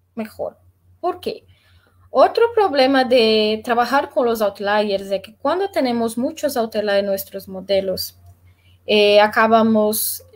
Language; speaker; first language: Spanish; non-native, learner; Portuguese